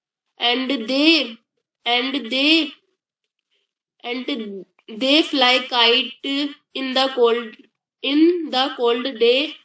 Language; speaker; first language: English; non-native, learner; Hindi